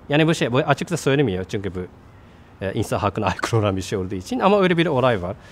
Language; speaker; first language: Turkish; non-native, fluent; Japanese